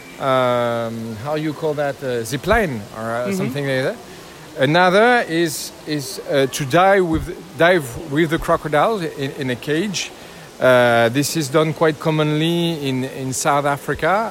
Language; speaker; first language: English; non-native, learner; French